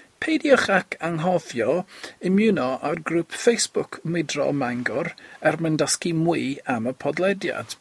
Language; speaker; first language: Welsh; non-native, local second language; English